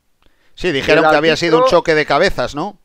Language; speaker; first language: Spanish; native; Spanish